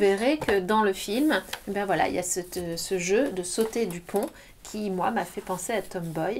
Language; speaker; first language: French; native; French